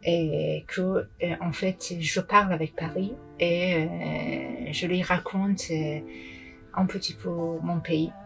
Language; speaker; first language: French; non-native, fluent; Persian